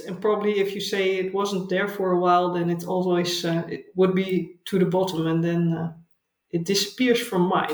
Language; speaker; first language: English; non-native, fluent; Dutch